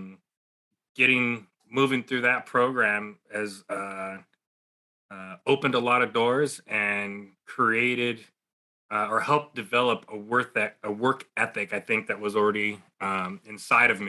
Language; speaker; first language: English; native; English